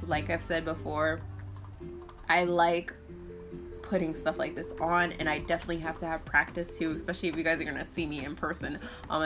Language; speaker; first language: English; native; English